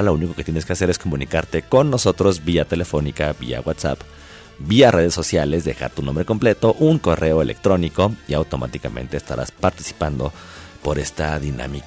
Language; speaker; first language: Spanish; native; Spanish